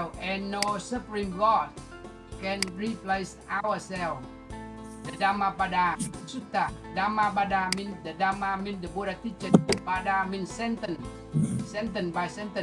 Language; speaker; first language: English; non-native, local second language; Vietnamese